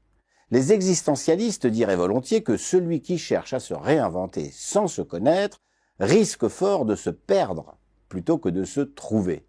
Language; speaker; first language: French; native; French